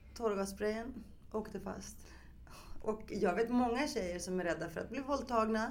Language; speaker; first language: Swedish; early bilingual, other home language; Greek